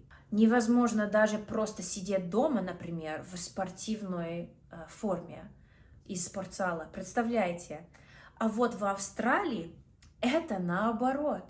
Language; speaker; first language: Russian; non-native, fluent; English